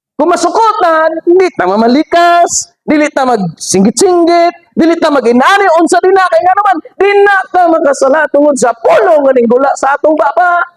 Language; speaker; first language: Cebuano; native; Cebuano